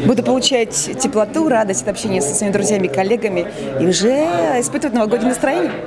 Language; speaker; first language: Russian; native; Russian